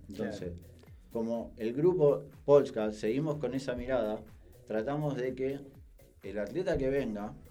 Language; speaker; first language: Spanish; native; Spanish